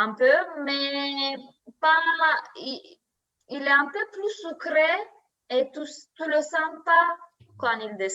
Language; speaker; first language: French; non-native, learner; Romanian